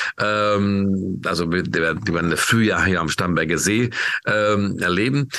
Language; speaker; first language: German; non-native, fluent; Hungarian